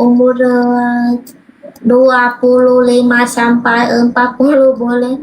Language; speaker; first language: Indonesian; non-native, learner; Vietnamese